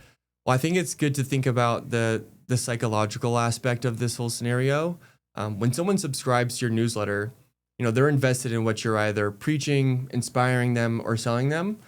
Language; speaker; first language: English; native; English